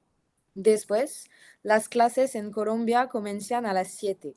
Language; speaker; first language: Spanish; non-native, learner; French